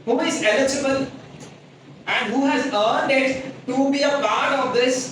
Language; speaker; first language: English; non-native, local second language; Telugu